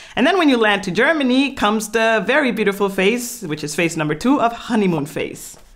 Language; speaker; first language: English; non-native, fluent; Spanish